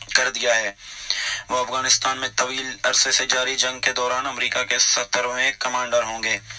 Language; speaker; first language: Urdu; non-native, local second language; Baluchi